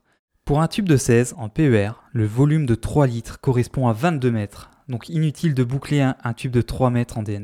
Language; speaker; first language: French; native; French